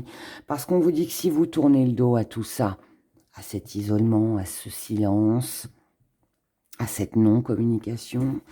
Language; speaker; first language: French; native; French